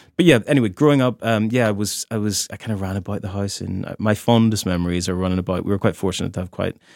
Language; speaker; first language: English; native; English